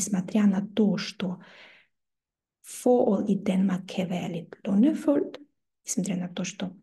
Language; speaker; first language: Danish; non-native, fluent; Russian